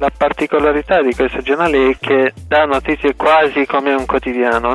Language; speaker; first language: Italian; non-native, fluent; Romanian